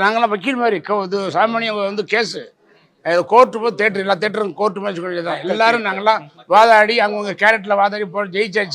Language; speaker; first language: Tamil; native; Tamil